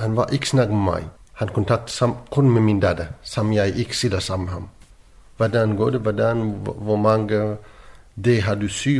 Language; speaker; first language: Danish; non-native, learner; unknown